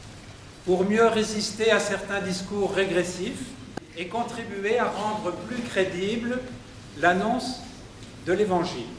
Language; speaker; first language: French; native; French